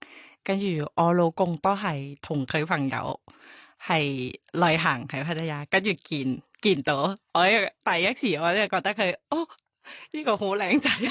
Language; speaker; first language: Cantonese; non-native, fluent; Thai